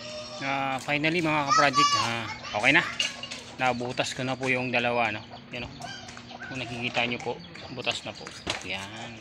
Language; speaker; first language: Filipino; native; Filipino